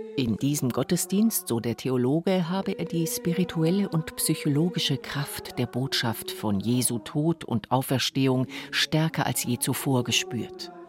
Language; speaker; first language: German; native; German